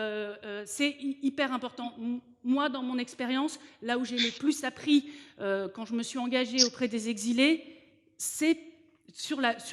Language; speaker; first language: French; native; French